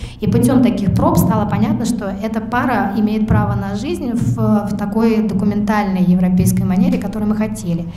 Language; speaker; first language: Russian; native; Russian